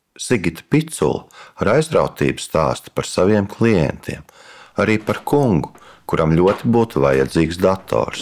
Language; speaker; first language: Latvian; native; Latvian